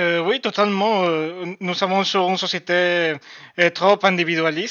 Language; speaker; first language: French; non-native, learner; Spanish